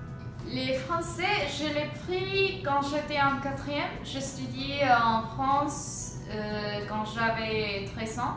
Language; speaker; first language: French; non-native, fluent; Spanish